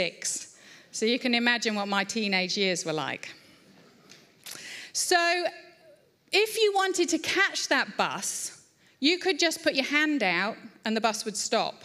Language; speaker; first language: English; native; English